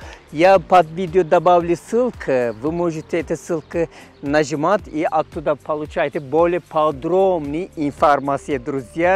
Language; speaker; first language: Russian; non-native, fluent; Turkish